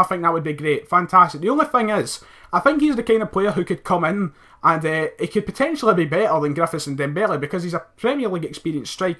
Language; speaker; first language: English; native; English